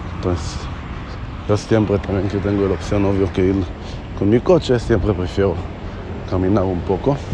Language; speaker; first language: Spanish; non-native, fluent; Hebrew